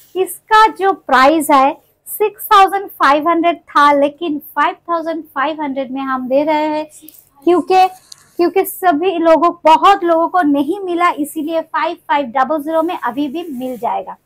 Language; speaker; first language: Hindi; non-native, local second language; Bangla